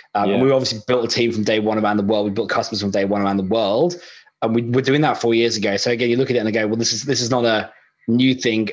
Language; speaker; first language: English; native; English